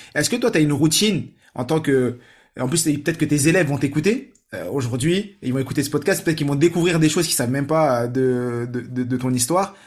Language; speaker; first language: French; native; French